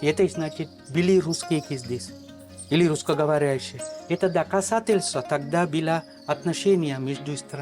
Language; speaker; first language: Russian; non-native, fluent; Sinhala